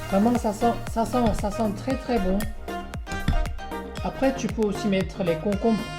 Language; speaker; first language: French; non-native, learner; Korean